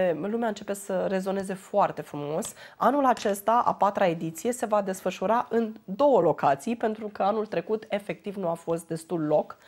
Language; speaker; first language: Romanian; native; Romanian